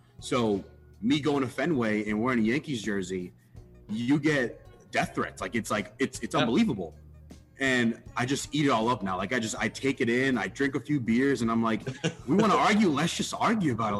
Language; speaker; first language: English; native; English